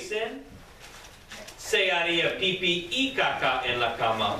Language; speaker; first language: Spanish; non-native, fluent; English